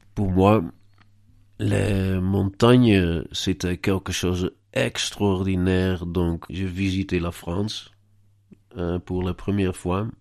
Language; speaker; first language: French; non-native, fluent; Dutch